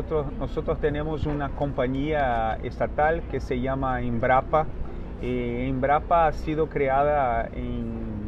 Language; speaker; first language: Spanish; non-native, fluent; Portuguese